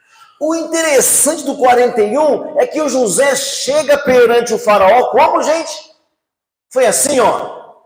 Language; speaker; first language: Portuguese; native; Portuguese